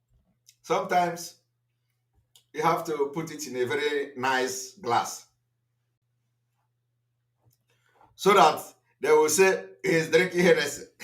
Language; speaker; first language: English; non-native, local second language; Igbo